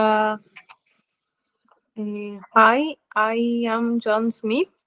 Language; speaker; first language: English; non-native, learner; Spanish